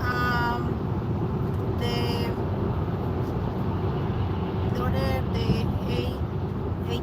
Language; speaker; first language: English; non-native, learner; Spanish